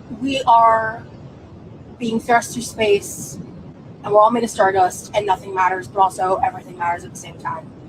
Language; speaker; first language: English; native; English